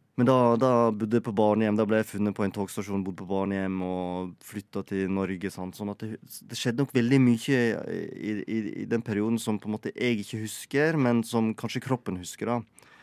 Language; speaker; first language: Norwegian; native; Norwegian